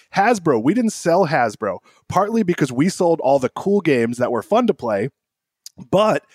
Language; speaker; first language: English; native; English